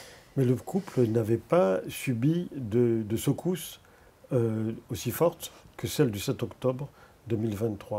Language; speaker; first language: French; native; French